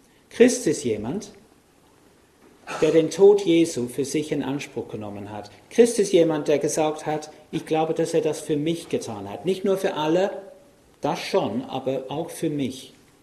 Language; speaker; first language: German; non-native, fluent; English